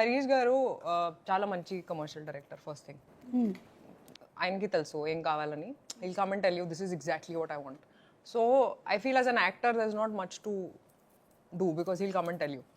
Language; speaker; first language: Telugu; non-native, fluent; Hindi